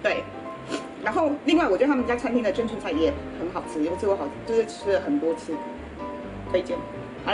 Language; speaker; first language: Chinese; native; Chinese